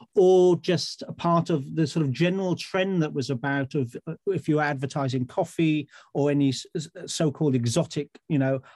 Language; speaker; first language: English; native; English